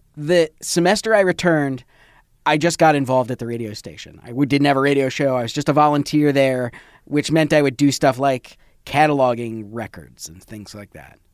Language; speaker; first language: English; native; English